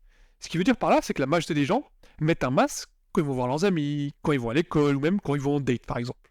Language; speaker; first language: French; native; French